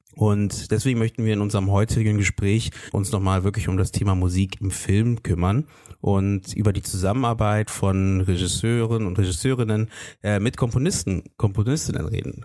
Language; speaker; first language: German; native; German